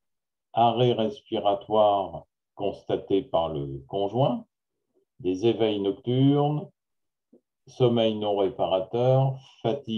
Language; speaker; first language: French; native; French